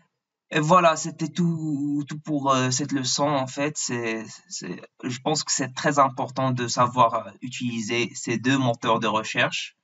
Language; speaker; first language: French; non-native, local second language; Arabic